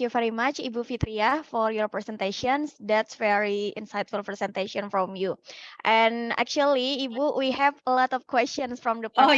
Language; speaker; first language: English; non-native, fluent; Indonesian